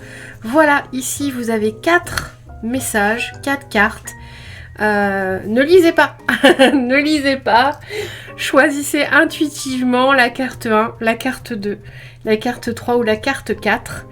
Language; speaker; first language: French; native; French